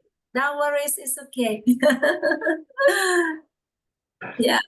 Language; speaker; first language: English; non-native, fluent; Vietnamese